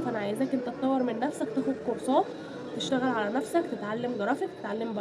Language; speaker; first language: Arabic; native; Arabic